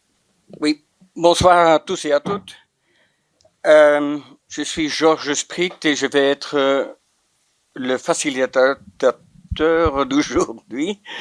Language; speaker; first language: French; non-native, local second language; Dutch